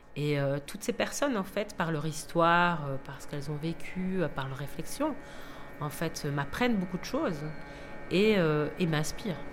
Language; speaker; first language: French; native; French